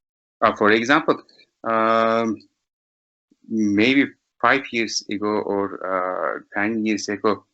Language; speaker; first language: English; non-native, learner; Turkish